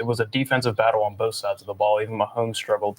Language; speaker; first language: English; native; English